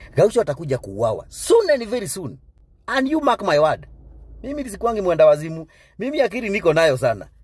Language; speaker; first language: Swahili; native; Swahili